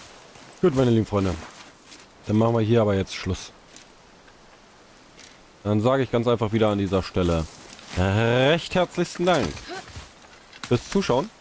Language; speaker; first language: German; native; German